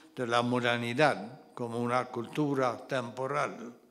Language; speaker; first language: Spanish; non-native, fluent; Swedish